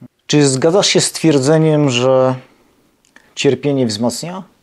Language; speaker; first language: Polish; native; Polish